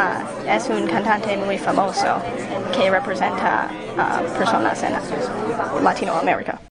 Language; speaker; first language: Spanish; non-native, learner; English